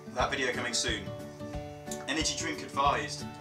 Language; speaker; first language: English; native; English